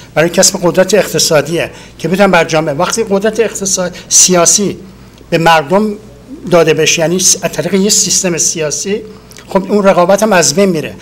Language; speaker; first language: Persian; non-native, local second language; Kurdish